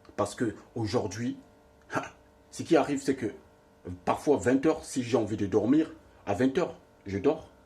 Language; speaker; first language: French; non-native, local second language; Lingala